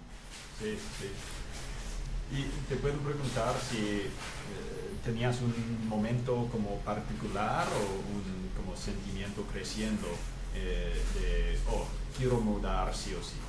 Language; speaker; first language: Spanish; non-native, fluent; English